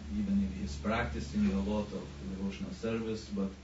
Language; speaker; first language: English; non-native, fluent; Lithuanian